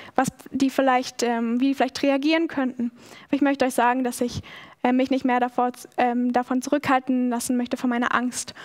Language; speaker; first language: German; native; German